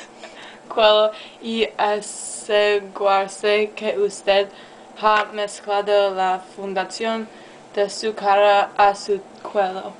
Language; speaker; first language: Spanish; non-native, learner; English